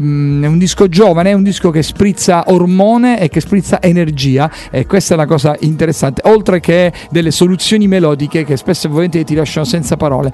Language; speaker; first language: Italian; native; Italian